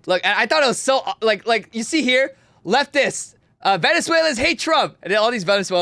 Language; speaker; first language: English; native; English